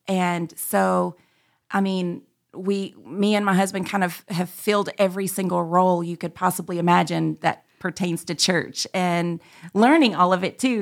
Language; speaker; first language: English; native; English